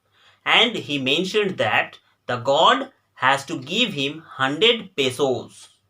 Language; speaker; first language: English; non-native, local second language; Bangla